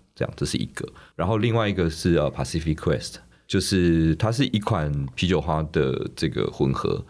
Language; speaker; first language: Chinese; native; Chinese